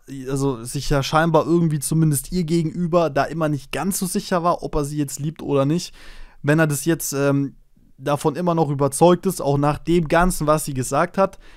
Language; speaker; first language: German; native; German